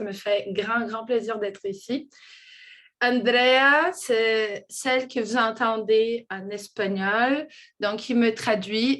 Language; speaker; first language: French; non-native, fluent; Portuguese